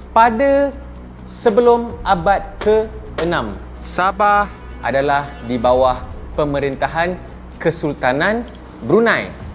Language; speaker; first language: Malay; native; Malay